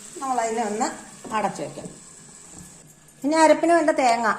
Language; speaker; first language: Malayalam; native; Malayalam